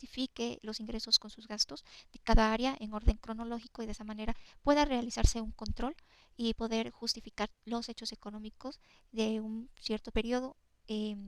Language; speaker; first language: Spanish; native; Spanish